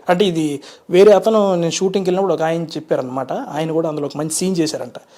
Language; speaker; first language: Telugu; native; Telugu